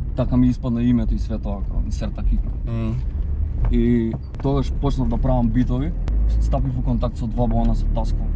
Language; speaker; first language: Macedonian; native; Macedonian